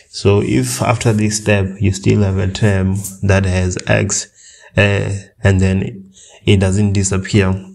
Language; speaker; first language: English; native; English